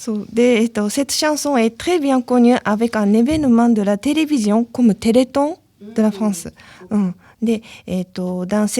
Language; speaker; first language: French; non-native, learner; Japanese